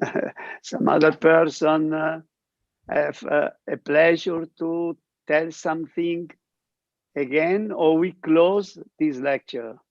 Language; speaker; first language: English; non-native, learner; Italian